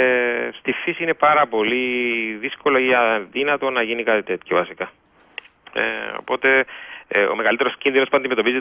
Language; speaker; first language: Greek; native; Greek